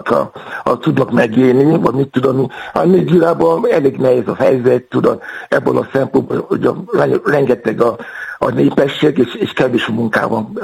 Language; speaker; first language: Hungarian; non-native, fluent; Yoruba